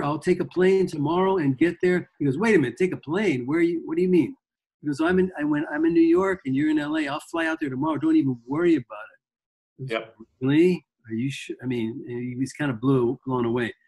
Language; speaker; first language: English; native; English